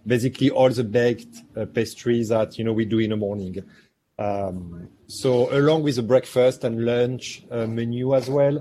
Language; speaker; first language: English; non-native, fluent; French